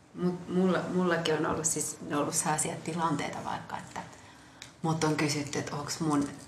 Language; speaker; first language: Finnish; early bilingual, other home language; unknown